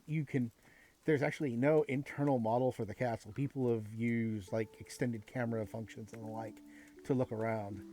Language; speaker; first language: English; native; English